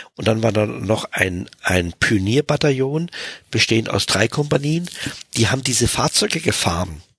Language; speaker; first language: German; native; German